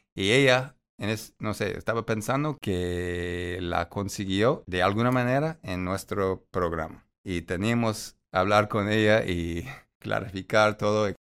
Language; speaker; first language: Spanish; non-native, fluent; English